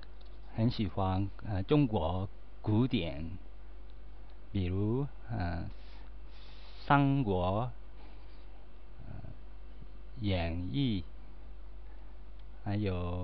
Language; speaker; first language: Chinese; non-native, learner; Japanese